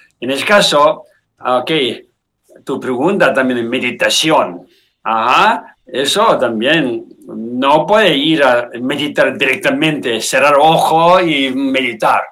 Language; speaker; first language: Spanish; non-native, learner; Tibetan